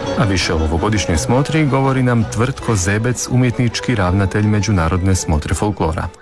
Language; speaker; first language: Croatian; native; Croatian